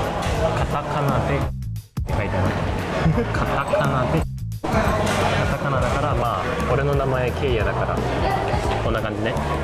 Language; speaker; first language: Japanese; native; Japanese